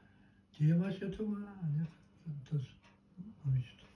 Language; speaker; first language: Bulgarian; non-native, local second language; Turkish